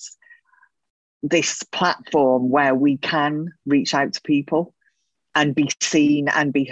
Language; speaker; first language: English; native; English